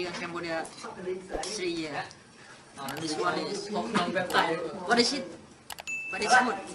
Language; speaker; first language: English; non-native, learner; Khmer